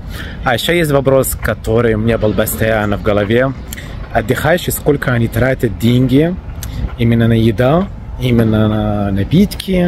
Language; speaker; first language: Russian; non-native, learner; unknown